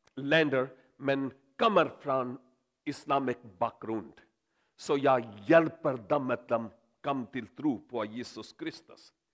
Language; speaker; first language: Swedish; non-native, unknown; Urdu